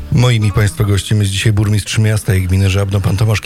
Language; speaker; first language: Polish; native; Polish